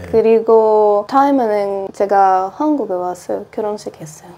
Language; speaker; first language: Korean; non-native, learner; Russian